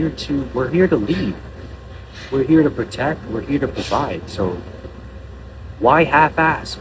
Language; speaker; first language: English; native; English